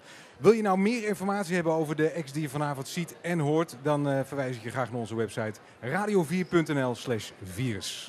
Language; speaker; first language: Dutch; native; Dutch